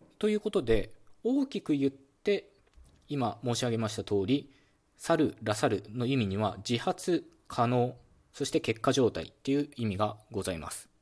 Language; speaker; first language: Japanese; native; Japanese